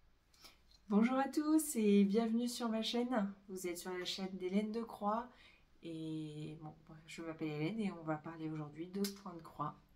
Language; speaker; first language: French; native; French